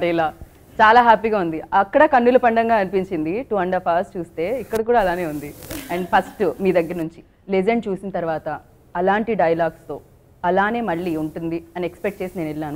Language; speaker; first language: Telugu; native; Telugu